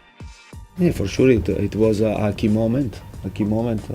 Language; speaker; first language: English; non-native, fluent; Italian